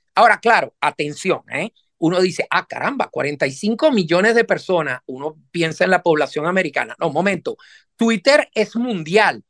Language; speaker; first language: Spanish; native; Spanish